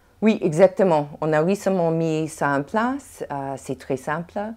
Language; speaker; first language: French; non-native, fluent; English